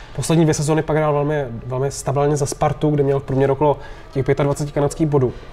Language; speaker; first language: Czech; native; Czech